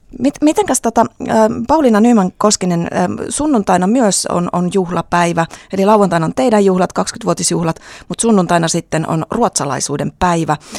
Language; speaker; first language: Finnish; native; Finnish